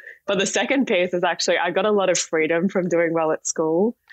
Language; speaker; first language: English; native; English